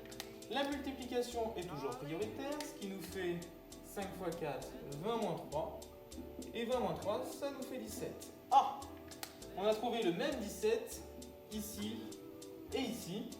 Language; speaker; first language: French; native; French